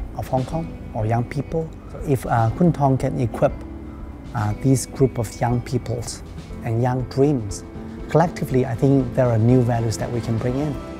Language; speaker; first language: English; non-native, local second language; Cantonese